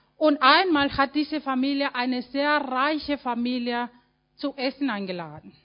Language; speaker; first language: German; non-native, fluent; Spanish